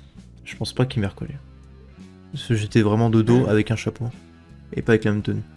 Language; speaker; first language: French; native; French